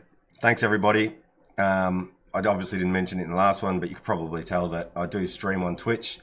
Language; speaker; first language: English; native; English